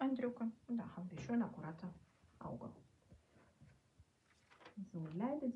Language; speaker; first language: German; non-native, fluent; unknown